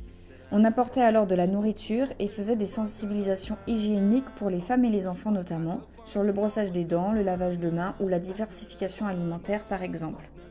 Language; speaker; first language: French; native; French